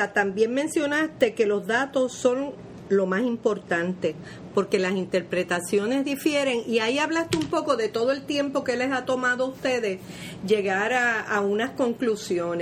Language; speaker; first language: Spanish; native; Spanish